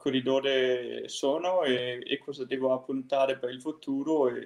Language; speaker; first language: Italian; non-native, fluent; Danish